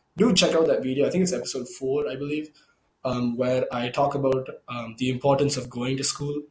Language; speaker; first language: English; non-native, local second language; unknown